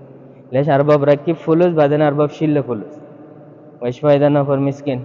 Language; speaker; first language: Arabic; non-native, learner; Bangla